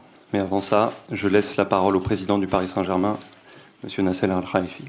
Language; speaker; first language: French; native; French